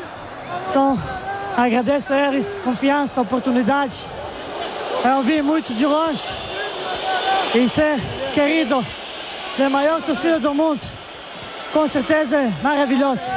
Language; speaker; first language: Portuguese; non-native, fluent; Serbian